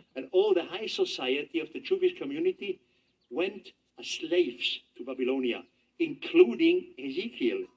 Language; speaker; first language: English; non-native, fluent; German